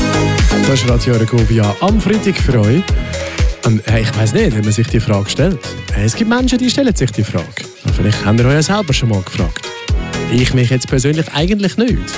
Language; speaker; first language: German; native; German